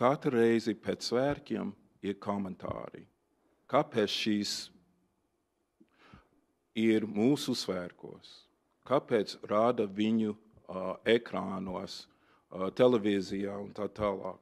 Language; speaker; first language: Latvian; non-native, fluent; English